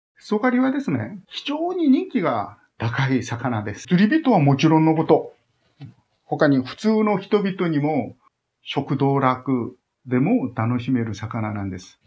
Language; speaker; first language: Japanese; non-native, fluent; Korean